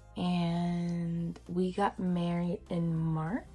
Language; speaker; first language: English; native; English